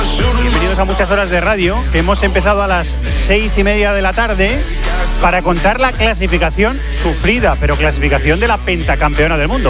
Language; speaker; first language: Spanish; native; Spanish